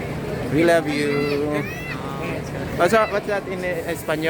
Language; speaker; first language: English; non-native, local second language; Filipino